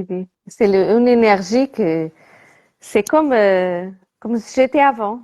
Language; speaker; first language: French; non-native, learner; Portuguese